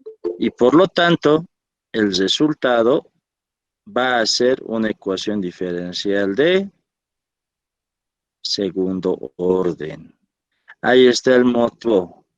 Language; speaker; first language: Spanish; native; Spanish